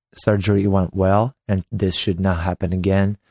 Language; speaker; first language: English; non-native, fluent; Ukrainian